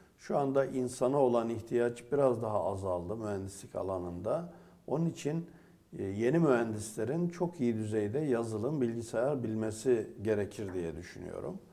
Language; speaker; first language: Turkish; native; Turkish